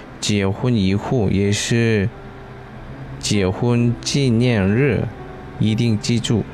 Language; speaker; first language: Chinese; non-native, learner; Korean